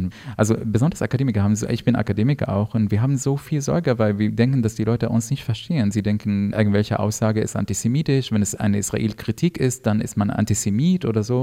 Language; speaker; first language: German; non-native, fluent; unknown